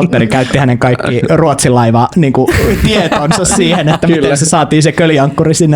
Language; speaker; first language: Finnish; native; Finnish